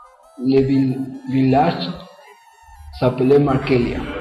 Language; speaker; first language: French; non-native, learner; Spanish